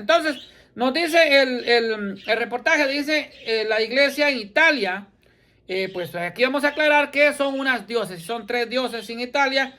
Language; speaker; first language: Spanish; native; Spanish